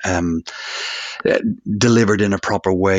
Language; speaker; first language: English; native; English